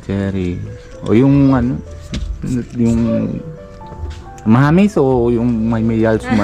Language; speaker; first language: Filipino; non-native, learner; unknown